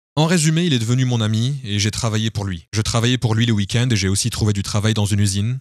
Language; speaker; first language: French; non-native, fluent; English